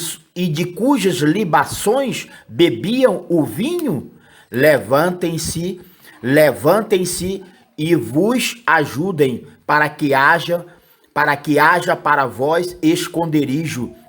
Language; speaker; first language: Portuguese; native; Portuguese